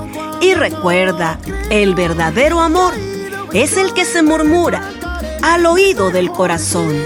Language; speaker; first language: Spanish; native; Spanish